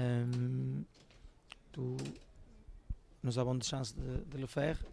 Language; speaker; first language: French; non-native, fluent; Portuguese